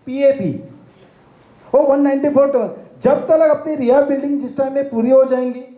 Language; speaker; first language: Hindi; non-native, local second language; Marathi